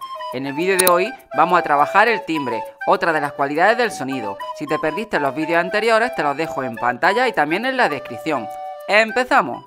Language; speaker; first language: Spanish; native; Spanish